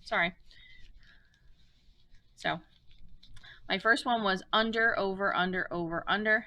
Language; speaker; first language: English; native; English